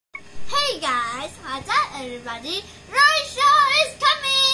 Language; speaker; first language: English; non-native, learner; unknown